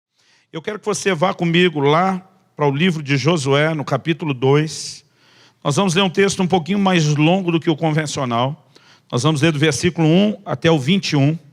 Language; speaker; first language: Portuguese; native; Portuguese